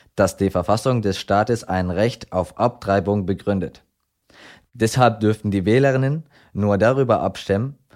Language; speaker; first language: German; non-native, fluent; Arabic